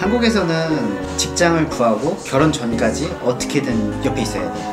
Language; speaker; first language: Korean; native; Korean